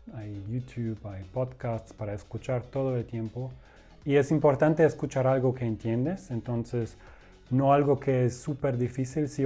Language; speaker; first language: Spanish; non-native, fluent; German